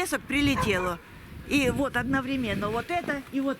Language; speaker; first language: Russian; native; Russian